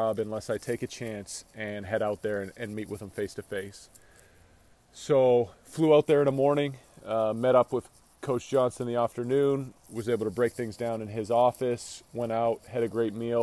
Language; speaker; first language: English; native; English